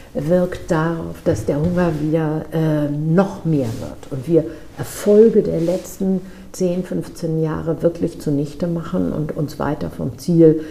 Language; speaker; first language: German; native; German